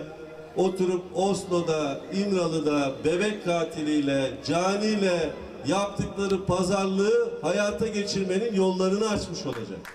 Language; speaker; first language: Turkish; native; Turkish